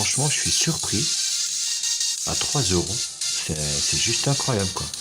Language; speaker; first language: French; native; French